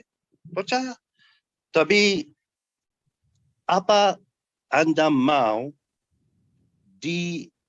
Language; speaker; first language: Indonesian; non-native, fluent; Arabic